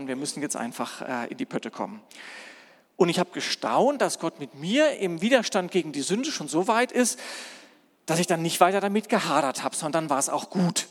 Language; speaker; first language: German; native; German